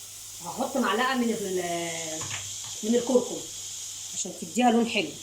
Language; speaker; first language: Arabic; native; Arabic